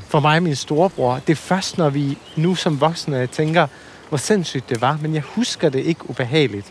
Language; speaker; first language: Danish; early bilingual, other home language; Assyrian Neo-Aramaic